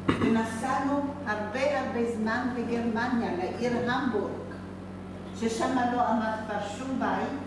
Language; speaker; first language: Hebrew; non-native, fluent; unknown